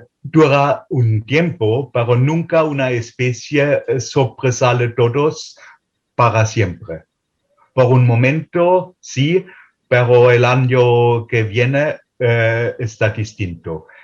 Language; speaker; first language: Spanish; non-native, fluent; German